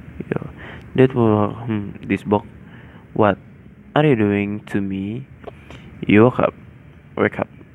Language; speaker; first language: English; non-native, learner; Indonesian